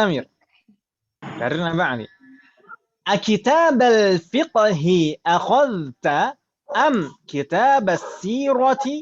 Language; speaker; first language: Arabic; non-native, fluent; Indonesian